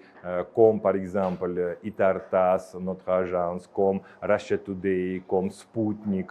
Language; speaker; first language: French; non-native, fluent; Russian